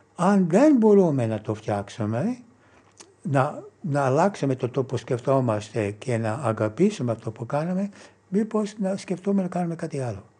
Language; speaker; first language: Greek; non-native, fluent; English